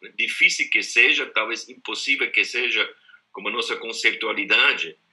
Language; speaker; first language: Portuguese; non-native, fluent; German